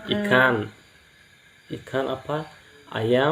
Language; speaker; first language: Indonesian; non-native, learner; Turkish